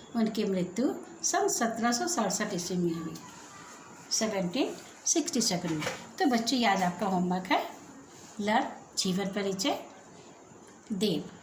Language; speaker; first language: Hindi; native; Hindi